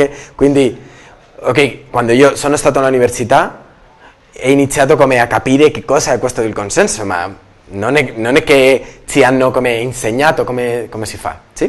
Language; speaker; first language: Italian; non-native, learner; Spanish